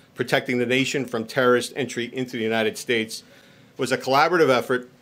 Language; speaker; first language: English; native; English